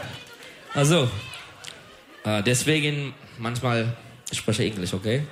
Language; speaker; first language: German; non-native, learner; Turkish